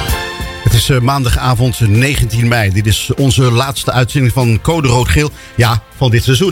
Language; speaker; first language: Dutch; native; Dutch